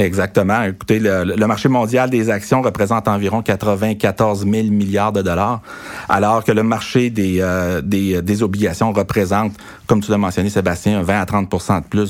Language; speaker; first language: French; native; French